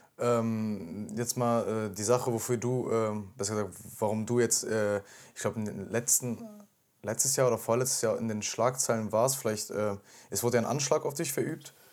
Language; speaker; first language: German; early bilingual, other home language; Turkish